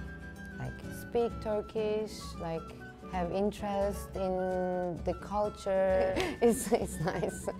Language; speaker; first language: English; non-native, fluent; Turkish